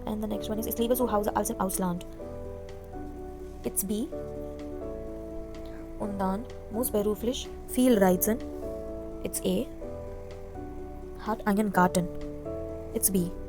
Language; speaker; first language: German; non-native, fluent; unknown